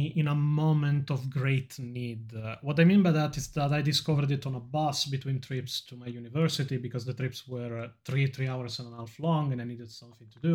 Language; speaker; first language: English; non-native, fluent; Italian